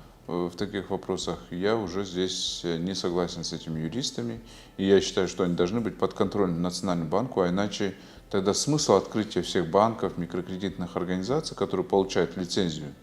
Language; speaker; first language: Russian; native; Russian